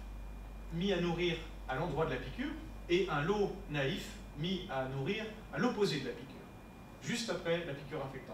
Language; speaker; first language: French; native; French